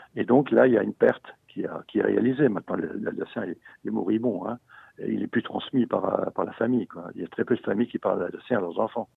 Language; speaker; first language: French; non-native, local second language; Swiss German